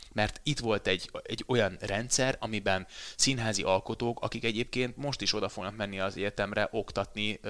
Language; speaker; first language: Hungarian; native; Hungarian